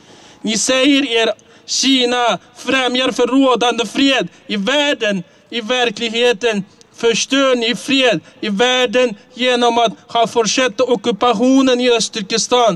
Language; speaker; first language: Swedish; non-native, fluent; Uyghur